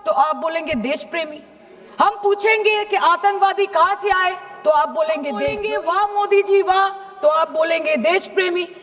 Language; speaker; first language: Hindi; non-native, local second language; Bangla